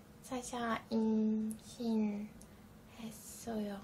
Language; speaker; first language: Korean; non-native, learner; Turkish